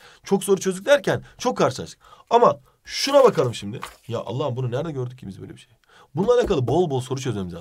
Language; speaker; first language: Turkish; native; Turkish